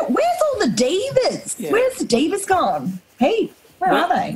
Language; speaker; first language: English; native; English